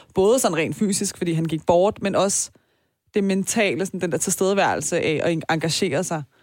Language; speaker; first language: Danish; early bilingual, other home language; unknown